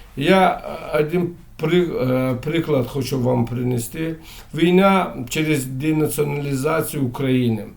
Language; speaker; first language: Ukrainian; non-native, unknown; Azerbaijani